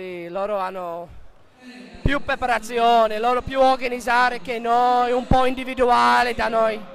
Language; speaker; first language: Italian; non-native, learner; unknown